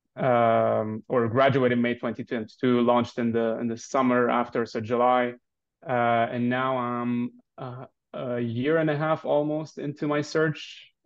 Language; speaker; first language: English; non-native, fluent; Arabic